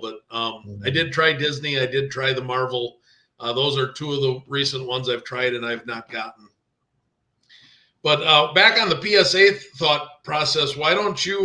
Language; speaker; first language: English; native; English